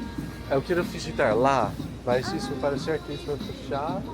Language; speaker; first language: Portuguese; non-native, learner; English